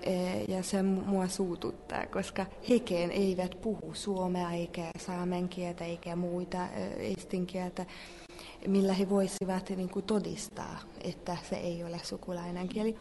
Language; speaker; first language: Finnish; non-native, fluent; Hungarian